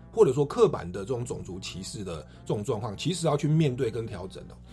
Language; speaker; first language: Chinese; non-native, local second language; Min Nan Chinese